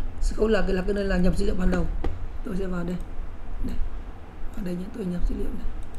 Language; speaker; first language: Vietnamese; native; Vietnamese